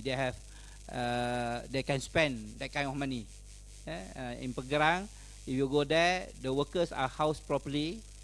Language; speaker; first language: English; non-native, local second language; Malay